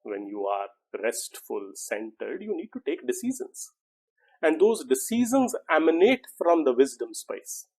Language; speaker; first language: English; non-native, local second language; Punjabi